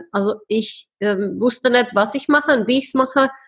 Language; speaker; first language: German; non-native, fluent; Czech